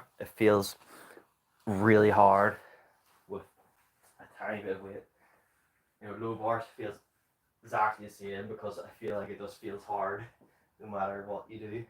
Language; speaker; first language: English; native; English